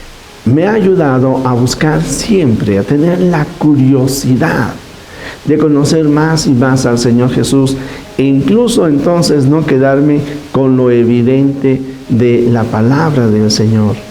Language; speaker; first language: Spanish; native; Spanish